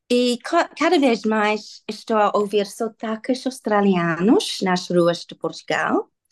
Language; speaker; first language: Portuguese; non-native, learner; English